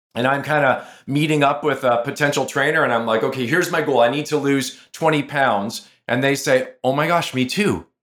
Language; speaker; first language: English; native; English